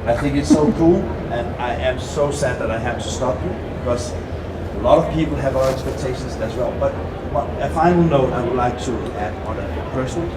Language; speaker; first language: English; non-native, fluent; Danish